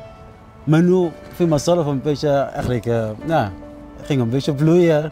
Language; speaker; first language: Dutch; non-native, fluent; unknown